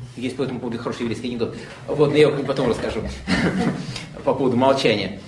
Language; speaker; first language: Russian; native; Russian